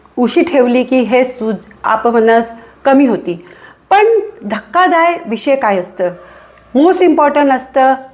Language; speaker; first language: Marathi; non-native, local second language; Hindi